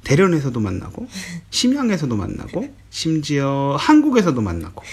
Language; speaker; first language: Korean; native; Korean